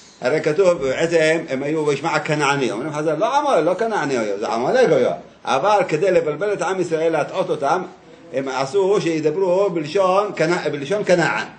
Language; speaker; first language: Hebrew; native; Hebrew